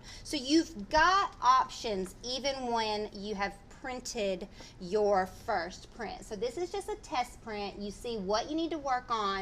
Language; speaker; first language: English; native; English